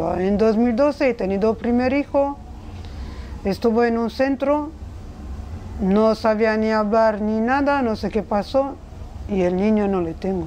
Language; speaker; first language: Spanish; non-native, learner; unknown